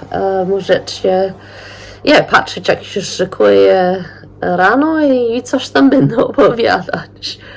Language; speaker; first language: Polish; early bilingual, heritage; Polish